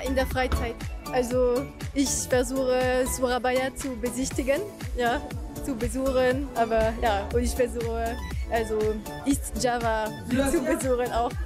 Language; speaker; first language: German; non-native, learner; French